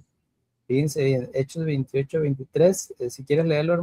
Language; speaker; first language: Spanish; native; Spanish